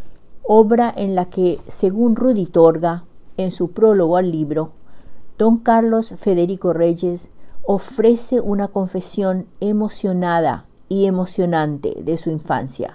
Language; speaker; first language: Spanish; native; Spanish